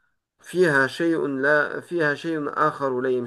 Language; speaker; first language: Arabic; non-native, learner; French